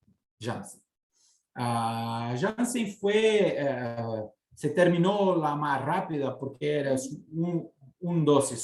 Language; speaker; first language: Spanish; non-native, fluent; Portuguese